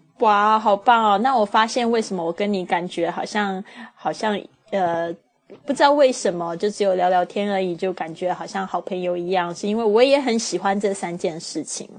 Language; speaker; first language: Chinese; native; Chinese